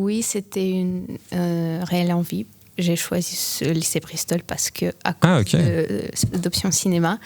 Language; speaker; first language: French; non-native, fluent; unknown